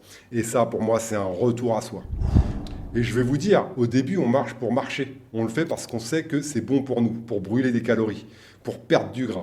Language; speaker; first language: French; native; French